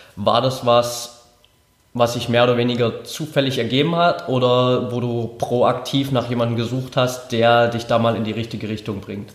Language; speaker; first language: German; native; German